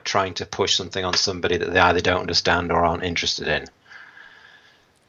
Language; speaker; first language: English; native; English